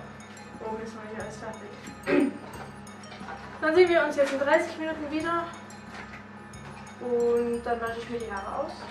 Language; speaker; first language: German; native; German